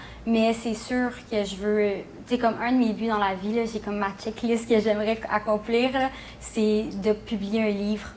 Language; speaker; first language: French; native; French